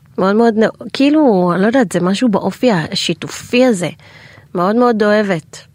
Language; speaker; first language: Hebrew; native; Hebrew